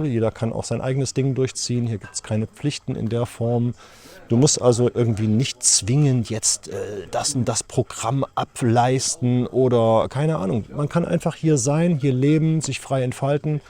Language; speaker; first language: German; native; German